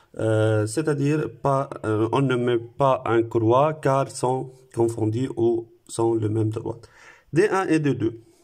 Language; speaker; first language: French; non-native, local second language; Arabic